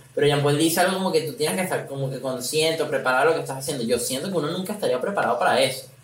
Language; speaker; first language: Spanish; native; Spanish